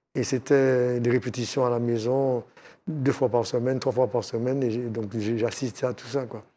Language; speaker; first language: French; native; French